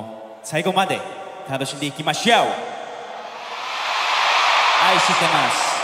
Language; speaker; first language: Japanese; non-native, fluent; Korean